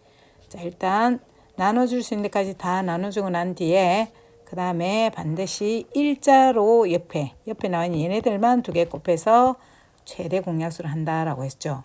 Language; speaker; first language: Korean; native; Korean